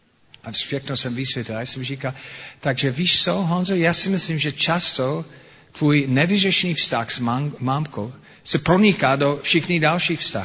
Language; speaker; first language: Czech; non-native, fluent; English